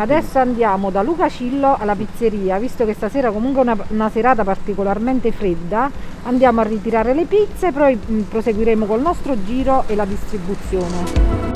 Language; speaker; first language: Italian; native; Italian